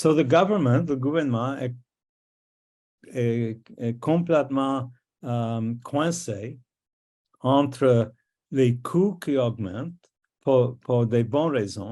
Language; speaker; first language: French; non-native, local second language; English